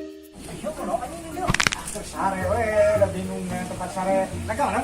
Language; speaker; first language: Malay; non-native, local second language; Sundanese